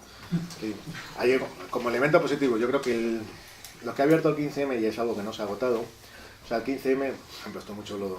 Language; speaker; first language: Spanish; native; Spanish